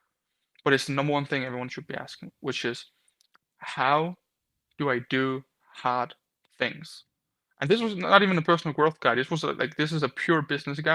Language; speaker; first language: English; non-native, fluent; Danish